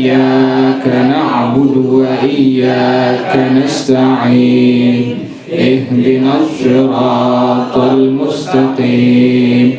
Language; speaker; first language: Arabic; non-native, fluent; Indonesian